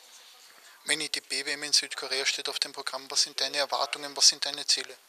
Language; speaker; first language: German; native; German